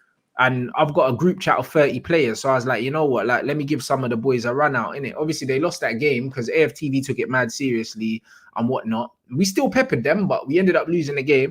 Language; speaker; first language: English; native; English